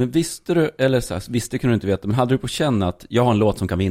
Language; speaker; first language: Swedish; native; Swedish